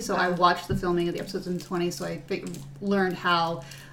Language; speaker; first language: English; native; English